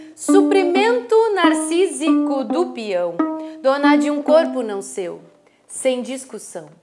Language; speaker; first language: Portuguese; native; Portuguese